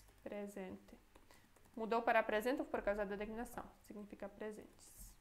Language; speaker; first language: Portuguese; non-native, fluent; Polish